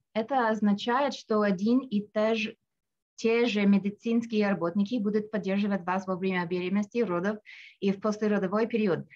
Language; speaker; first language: Russian; non-native, fluent; English